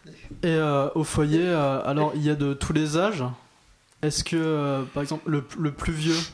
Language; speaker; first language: French; native; French